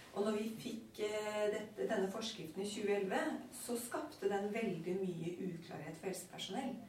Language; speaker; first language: Norwegian; native; Norwegian